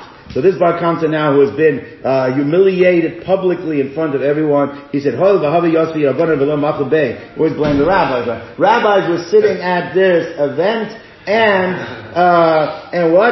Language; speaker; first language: English; native; English